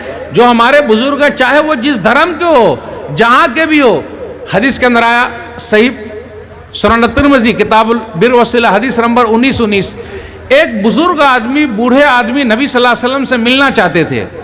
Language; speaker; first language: Hindi; native; Hindi